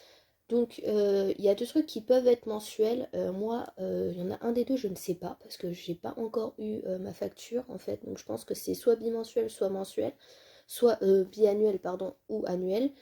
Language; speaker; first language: French; native; French